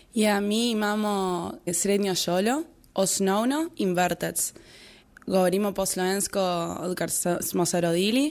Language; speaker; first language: Slovenian; early bilingual, heritage; Spanish